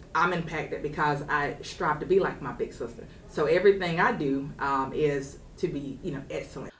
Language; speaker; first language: English; native; English